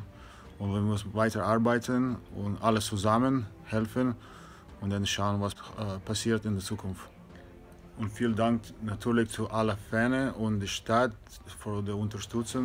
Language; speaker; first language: German; non-native, fluent; English